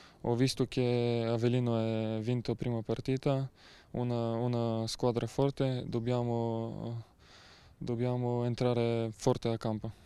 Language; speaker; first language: Italian; non-native, learner; Bulgarian